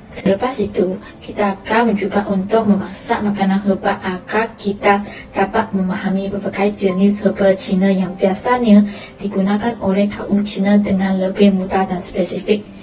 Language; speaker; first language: Malay; non-native, local second language; Chinese